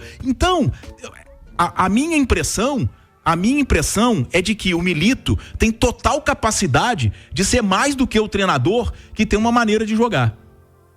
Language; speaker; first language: Portuguese; native; Portuguese